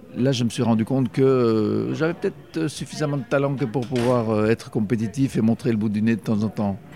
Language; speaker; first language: French; native; French